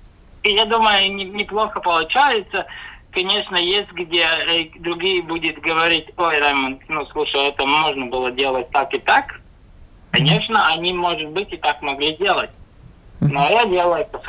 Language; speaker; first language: Russian; non-native, local second language; Latvian